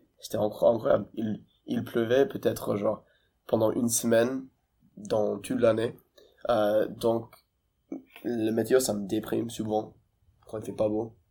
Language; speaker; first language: French; non-native, fluent; English